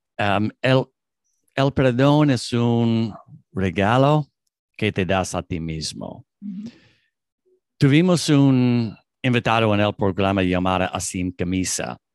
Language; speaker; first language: Spanish; non-native, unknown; English